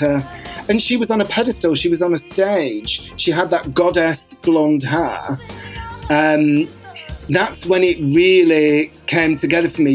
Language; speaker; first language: English; native; English